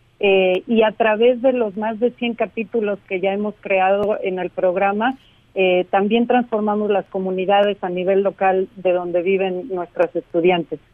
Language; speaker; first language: Spanish; native; Spanish